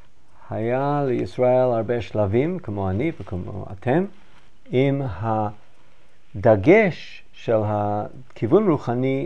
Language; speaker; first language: Hebrew; non-native, learner; English